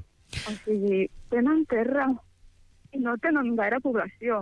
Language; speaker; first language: Catalan; non-native, fluent; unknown